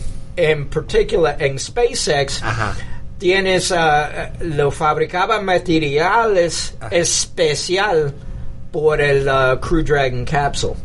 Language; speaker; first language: Spanish; early bilingual, heritage; English